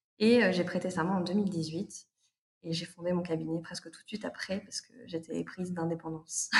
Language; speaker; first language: French; native; French